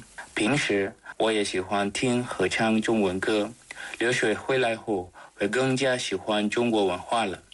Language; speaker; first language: Chinese; non-native, fluent; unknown